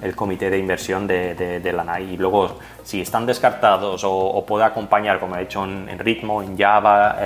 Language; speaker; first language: Spanish; non-native, fluent; Dutch